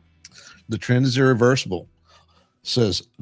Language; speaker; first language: English; native; English